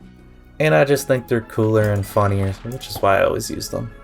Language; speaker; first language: English; native; English